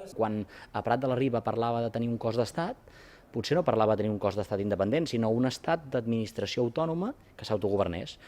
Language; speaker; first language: Catalan; native; Catalan